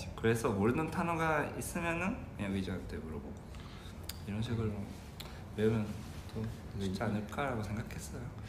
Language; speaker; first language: Korean; non-native, learner; Japanese